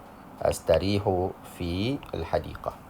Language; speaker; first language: Arabic; non-native, fluent; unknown